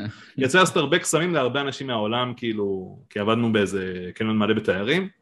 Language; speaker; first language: Hebrew; native; Hebrew